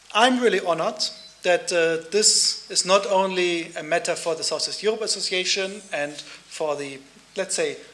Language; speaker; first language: English; non-native, fluent; German